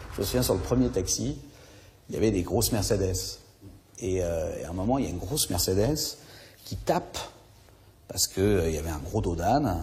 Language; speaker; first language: French; native; French